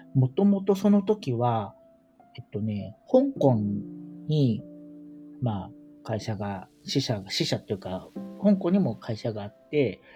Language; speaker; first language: Japanese; native; Japanese